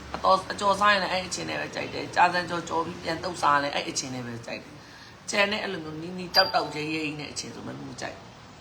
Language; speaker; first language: Burmese; native; Burmese